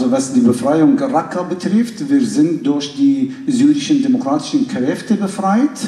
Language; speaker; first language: German; non-native, fluent; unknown